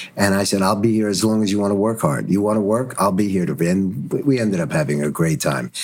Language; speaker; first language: English; early bilingual, other home language; German